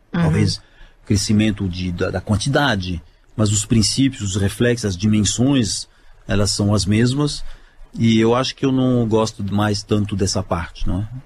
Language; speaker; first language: Portuguese; non-native, fluent; French